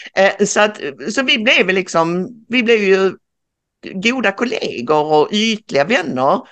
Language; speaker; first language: Swedish; native; Swedish